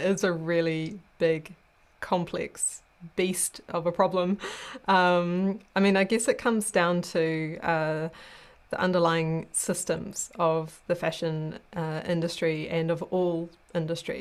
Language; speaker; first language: English; native; English